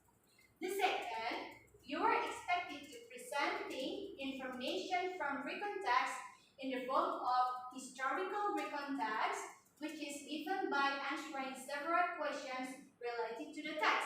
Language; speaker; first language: English; non-native, learner; Indonesian